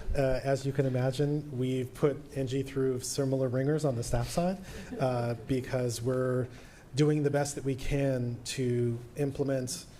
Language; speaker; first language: English; native; English